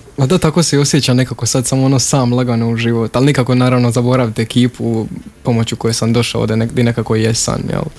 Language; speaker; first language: Croatian; native; Croatian